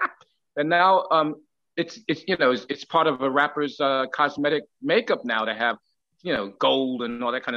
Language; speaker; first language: English; native; English